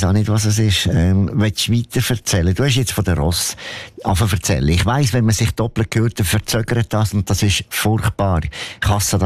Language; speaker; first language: German; native; German